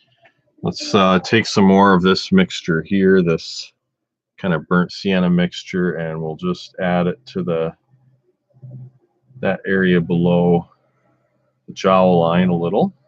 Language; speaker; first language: English; native; English